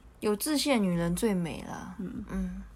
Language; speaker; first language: Chinese; native; Chinese